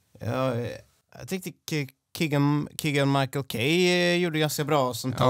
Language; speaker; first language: Swedish; native; Swedish